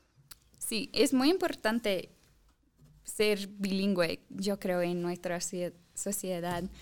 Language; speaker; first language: Spanish; non-native, fluent; English